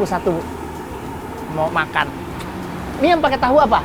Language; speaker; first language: Indonesian; native; Indonesian